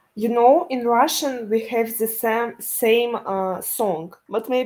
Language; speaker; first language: English; non-native, learner; Russian